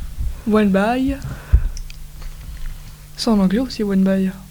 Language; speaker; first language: French; native; French